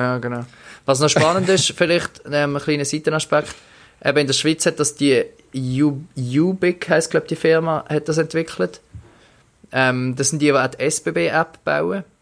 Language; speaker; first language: German; native; German